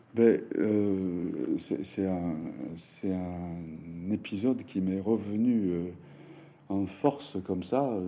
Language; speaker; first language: French; non-native, fluent; Japanese